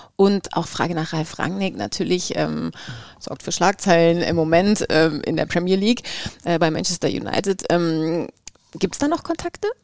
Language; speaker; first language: German; native; German